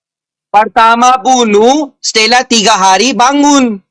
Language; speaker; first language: Indonesian; non-native, fluent; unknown